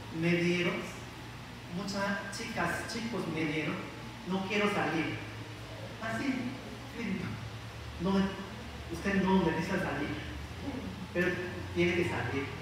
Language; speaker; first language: Spanish; non-native, learner; Korean